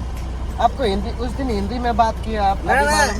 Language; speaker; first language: Hindi; non-native, learner; Nepali